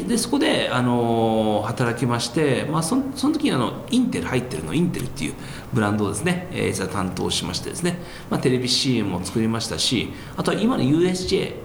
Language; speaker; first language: Japanese; early bilingual, heritage; Japanese